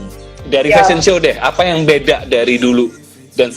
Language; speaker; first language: Indonesian; native; Indonesian